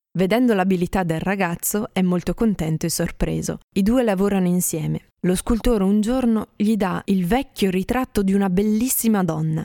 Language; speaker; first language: Italian; native; Italian